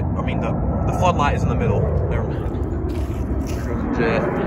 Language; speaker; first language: English; native; English